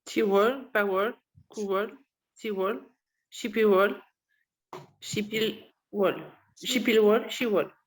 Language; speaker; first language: Korean; non-native, learner; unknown